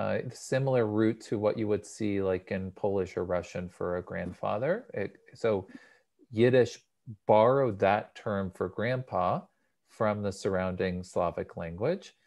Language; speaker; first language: English; native; English